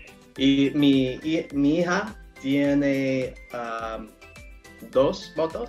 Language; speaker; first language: Spanish; non-native, learner; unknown